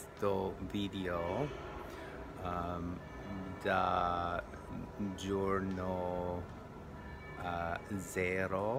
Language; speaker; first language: Italian; non-native, learner; English